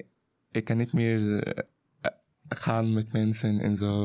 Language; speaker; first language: Dutch; non-native, learner; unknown